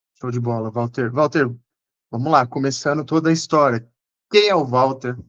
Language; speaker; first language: Portuguese; native; Portuguese